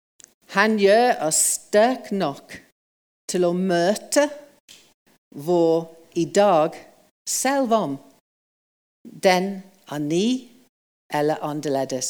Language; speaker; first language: Norwegian; non-native, fluent; English